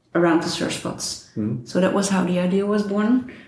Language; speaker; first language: English; non-native, fluent; Dutch